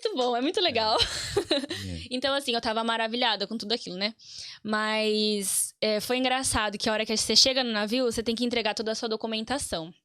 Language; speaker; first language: Portuguese; native; Portuguese